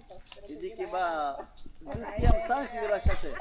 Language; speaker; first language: French; non-native, learner; Spanish